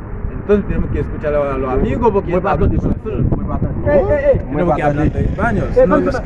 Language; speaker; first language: Spanish; non-native, learner; Haitian Creole